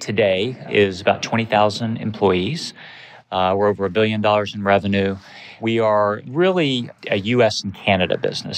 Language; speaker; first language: English; native; English